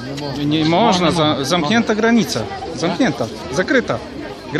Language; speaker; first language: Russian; non-native, learner; Polish